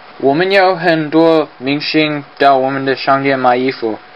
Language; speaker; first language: Chinese; non-native, learner; English